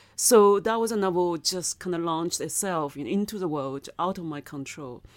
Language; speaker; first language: English; non-native, fluent; Chinese